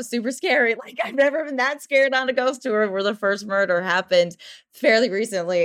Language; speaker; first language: English; native; English